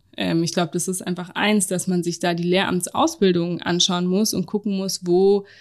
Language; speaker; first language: German; native; German